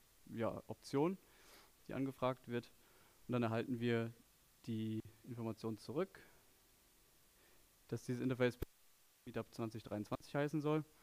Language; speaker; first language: German; native; German